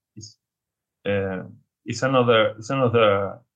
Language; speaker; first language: English; non-native, learner; Spanish